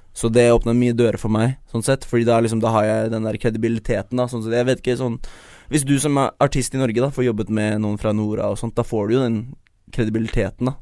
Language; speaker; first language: Norwegian; early bilingual, other home language; Chinese